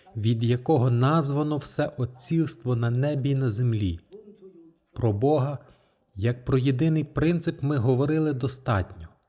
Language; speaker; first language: Ukrainian; non-native, fluent; French